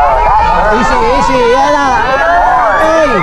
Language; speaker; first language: Filipino; native; Filipino